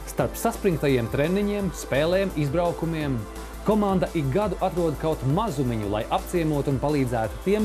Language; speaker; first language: Latvian; native; Latvian